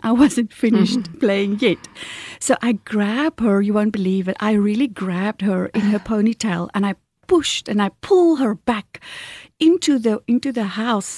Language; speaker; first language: English; non-native, fluent; Afrikaans